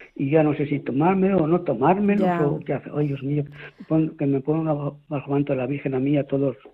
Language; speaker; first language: Spanish; native; Spanish